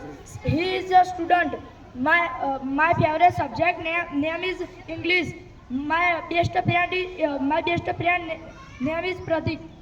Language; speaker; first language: English; non-native, learner; Gujarati